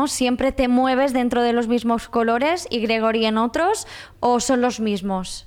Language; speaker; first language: Spanish; non-native, local second language; Catalan